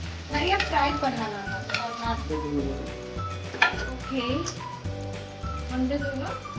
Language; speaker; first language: Tamil; non-native, learner; Hindi